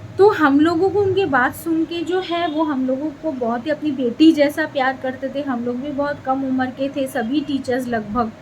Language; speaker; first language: Hindi; non-native, local second language; Bangla